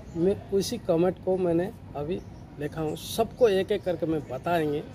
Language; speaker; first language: Hindi; non-native, local second language; Odia